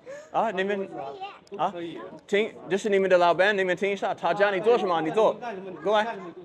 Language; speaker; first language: Chinese; non-native, learner; English